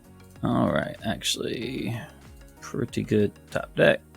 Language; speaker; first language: English; native; English